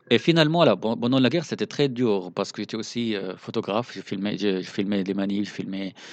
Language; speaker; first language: French; non-native, fluent; Arabic